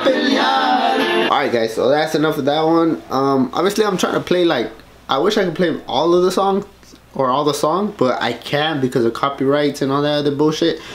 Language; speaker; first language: English; early bilingual, other home language; Spanish